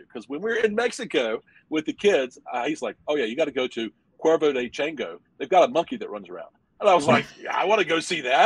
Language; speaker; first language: English; native; English